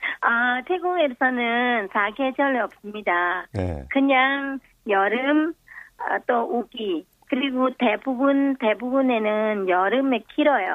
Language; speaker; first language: Korean; non-native, fluent; Thai